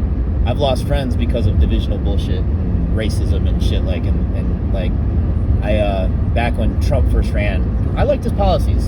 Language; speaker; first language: English; native; English